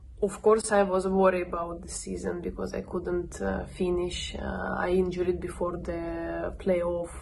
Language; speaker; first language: English; non-native, learner; Russian